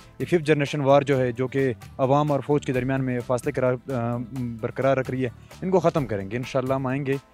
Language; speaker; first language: Urdu; non-native, local second language; Pashto